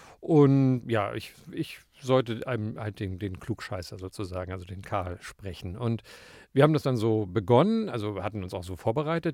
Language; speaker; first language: German; native; German